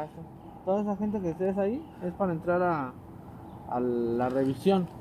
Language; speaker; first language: Spanish; native; Spanish